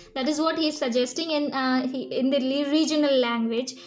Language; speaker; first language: English; non-native, local second language; Bangla